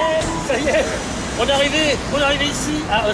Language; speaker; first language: French; native; French